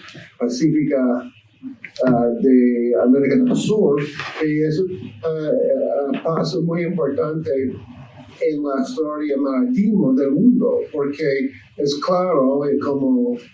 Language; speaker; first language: Spanish; non-native, learner; English